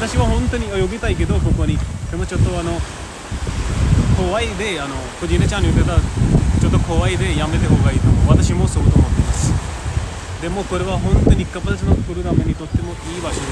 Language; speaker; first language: Japanese; non-native, learner; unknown